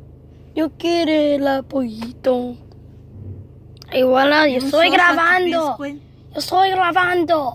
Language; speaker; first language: Spanish; early bilingual, heritage; Spanish